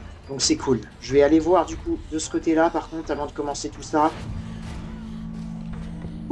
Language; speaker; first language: French; native; French